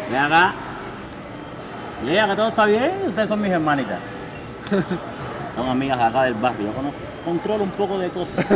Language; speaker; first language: Spanish; native; Spanish